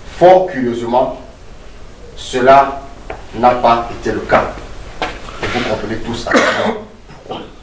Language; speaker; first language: French; non-native, local second language; Duala